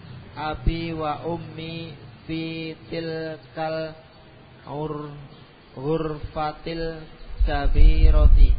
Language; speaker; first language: Arabic; non-native, learner; Indonesian